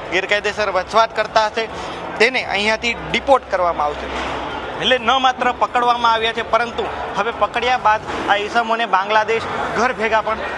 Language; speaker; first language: Gujarati; native; Gujarati